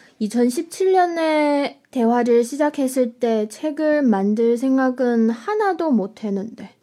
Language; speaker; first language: Korean; non-native, fluent; Chinese